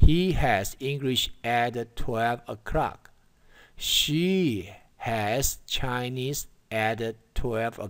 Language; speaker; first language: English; non-native, fluent; Chinese